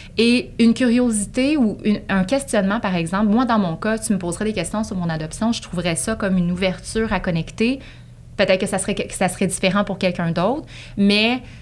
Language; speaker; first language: French; native; French